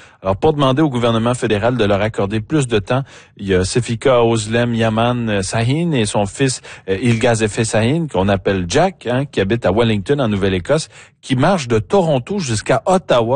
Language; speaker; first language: French; native; French